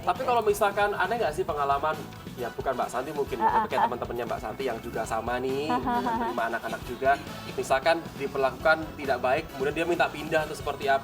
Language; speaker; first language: Indonesian; native; Indonesian